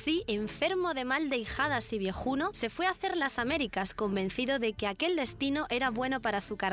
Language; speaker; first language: Spanish; native; Spanish